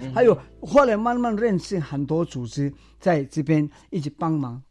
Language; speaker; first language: Chinese; non-native, learner; Tibetan